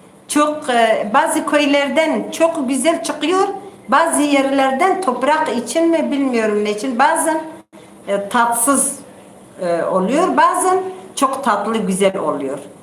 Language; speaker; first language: Turkish; non-native, local second language; Kurdish